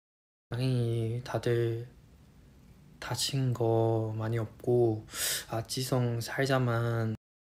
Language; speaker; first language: Korean; non-native, fluent; Chinese